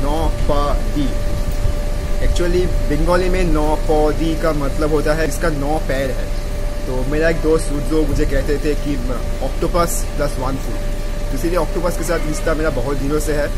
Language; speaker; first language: Hindi; non-native, local second language; Bangla